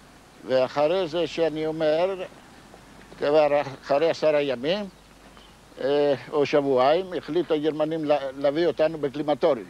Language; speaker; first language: Hebrew; non-native, fluent; Ladino